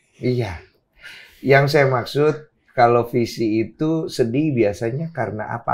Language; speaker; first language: Indonesian; native; Indonesian